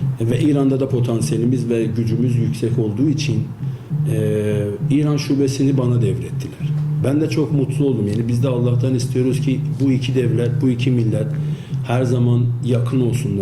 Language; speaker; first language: Turkish; non-native, fluent; Azerbaijani